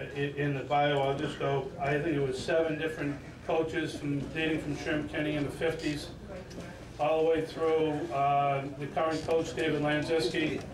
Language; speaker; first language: English; native; English